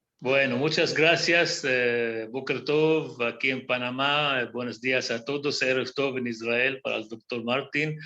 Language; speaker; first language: Spanish; non-native, fluent; Hebrew